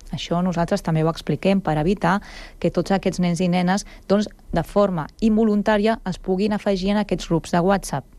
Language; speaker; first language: Catalan; native; Catalan